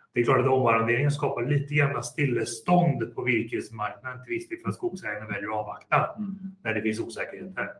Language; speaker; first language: Swedish; native; Swedish